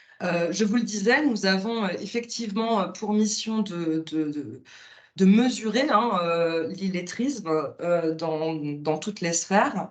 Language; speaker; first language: French; native; French